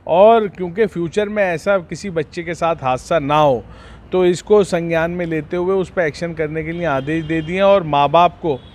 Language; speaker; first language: Hindi; native; Hindi